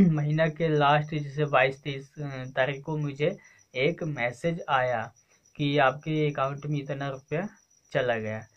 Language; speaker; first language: Hindi; native; Hindi